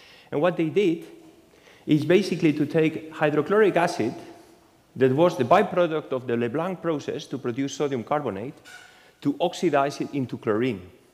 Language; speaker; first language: English; non-native, fluent; Spanish